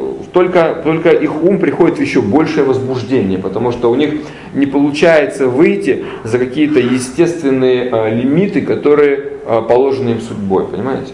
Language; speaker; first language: Russian; native; Russian